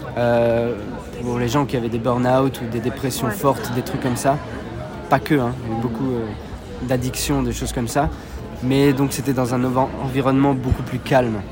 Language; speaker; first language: French; native; French